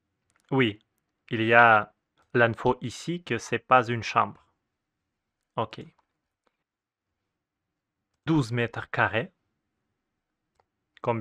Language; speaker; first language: French; non-native, fluent; Russian